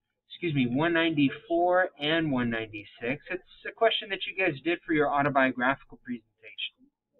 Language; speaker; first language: English; native; English